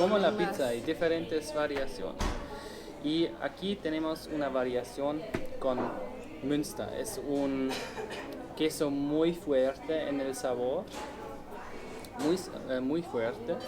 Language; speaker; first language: Spanish; non-native, learner; German